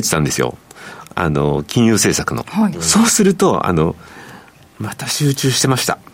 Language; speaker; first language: Japanese; native; Japanese